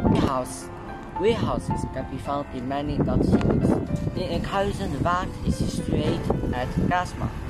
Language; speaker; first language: English; non-native, fluent; Chinese